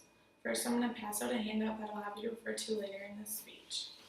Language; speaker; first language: English; native; English